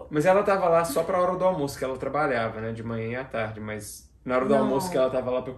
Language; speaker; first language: Portuguese; native; Portuguese